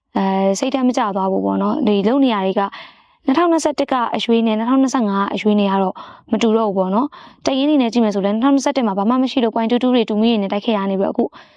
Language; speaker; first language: Burmese; native; Burmese